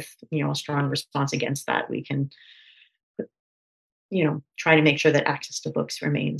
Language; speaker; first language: English; native; English